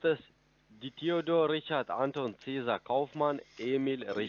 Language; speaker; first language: German; non-native, fluent; Russian